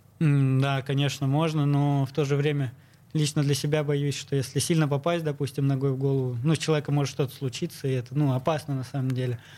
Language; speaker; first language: Russian; native; Russian